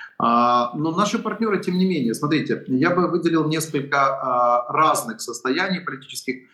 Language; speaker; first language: Russian; non-native, local second language; Ukrainian